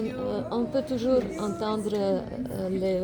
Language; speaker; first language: French; non-native, fluent; Slovenian